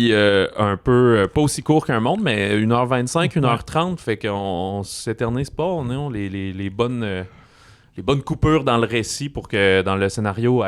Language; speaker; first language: French; native; French